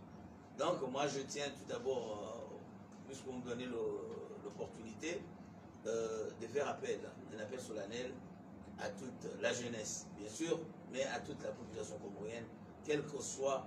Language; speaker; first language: French; non-native, local second language; Comorian